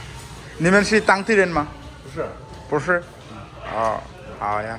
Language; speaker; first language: Chinese; non-native, learner; Bangla